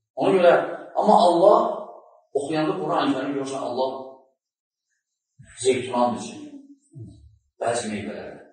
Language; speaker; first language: Turkish; non-native, learner; Azerbaijani